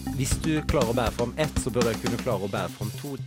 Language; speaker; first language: Norwegian; native; Norwegian